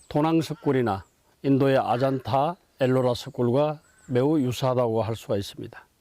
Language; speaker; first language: Korean; native; Korean